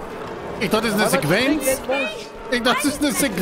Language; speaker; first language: German; native; German